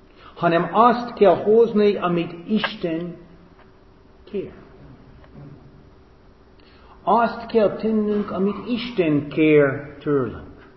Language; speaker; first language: Hungarian; non-native, fluent; English